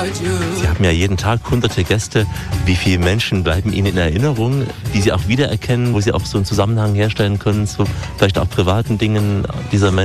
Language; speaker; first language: German; native; German